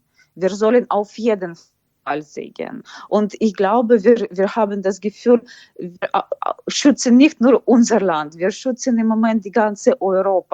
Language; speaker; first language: German; non-native, fluent; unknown